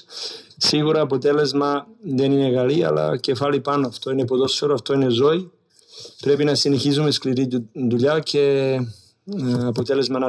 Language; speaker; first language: Greek; non-native, learner; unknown